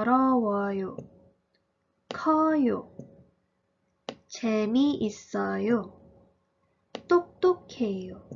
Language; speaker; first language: Korean; early bilingual, heritage; Korean